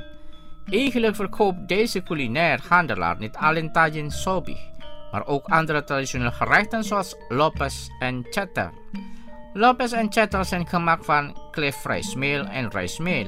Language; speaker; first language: Dutch; non-native, fluent; Indonesian